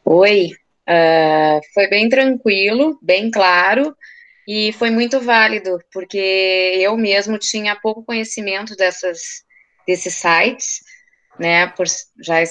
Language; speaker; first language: Portuguese; native; Portuguese